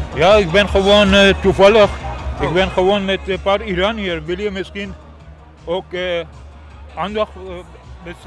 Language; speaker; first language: Dutch; non-native, learner; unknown